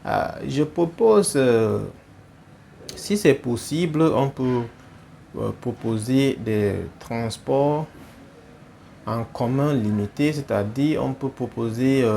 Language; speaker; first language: French; non-native, fluent; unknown